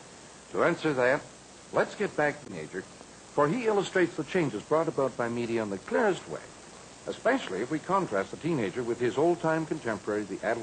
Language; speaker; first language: English; native; English